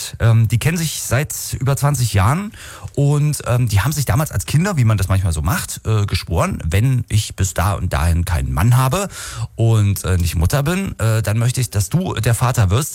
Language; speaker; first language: German; native; German